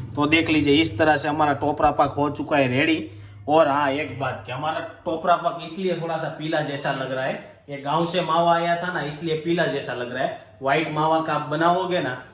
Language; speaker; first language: Hindi; non-native, local second language; Gujarati